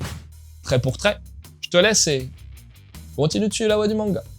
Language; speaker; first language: French; native; French